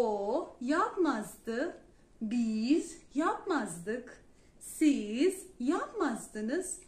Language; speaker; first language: Turkish; non-native, fluent; Persian